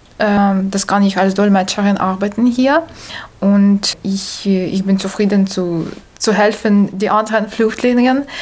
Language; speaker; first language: German; non-native, learner; Ukrainian